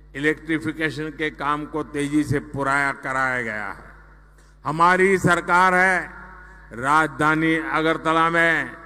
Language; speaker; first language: Hindi; non-native, local second language; Gujarati